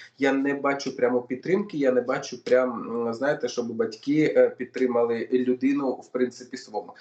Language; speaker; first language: Ukrainian; non-native, local second language; Russian